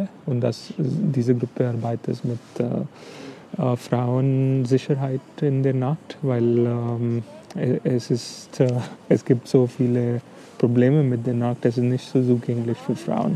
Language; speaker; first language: German; non-native, fluent; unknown